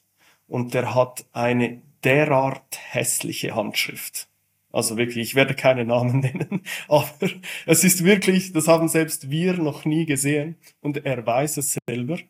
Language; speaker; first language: German; native; German